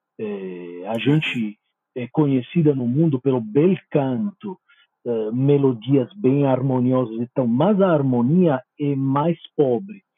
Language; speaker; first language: Portuguese; non-native, fluent; Italian